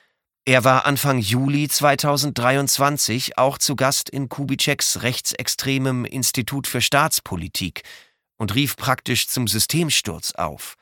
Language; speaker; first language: German; native; German